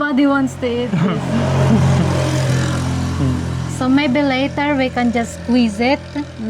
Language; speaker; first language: English; non-native, local second language; Filipino